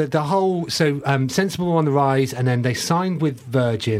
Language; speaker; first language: English; native; English